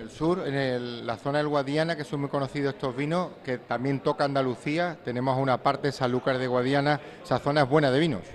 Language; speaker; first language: Spanish; native; Spanish